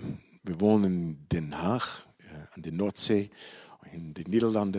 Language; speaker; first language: German; non-native, learner; Dutch